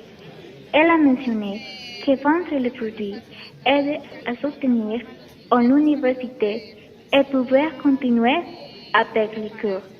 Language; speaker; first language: French; non-native, learner; Spanish